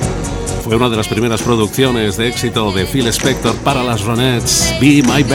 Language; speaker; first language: Spanish; native; Spanish